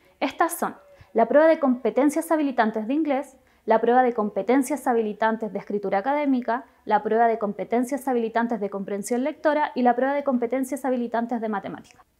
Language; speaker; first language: Spanish; native; Spanish